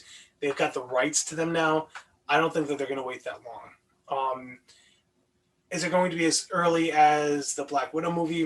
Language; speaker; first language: English; native; English